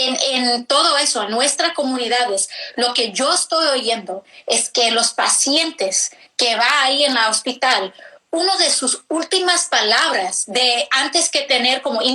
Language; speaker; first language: Spanish; early bilingual, heritage; English